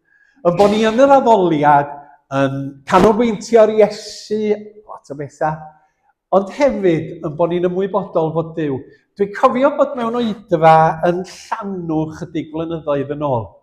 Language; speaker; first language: Welsh; native; Welsh